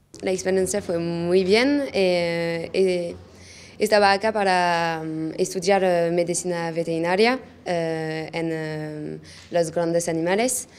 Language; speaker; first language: Spanish; non-native, learner; French